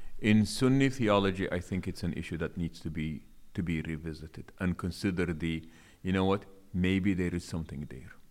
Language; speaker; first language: English; non-native, local second language; Arabic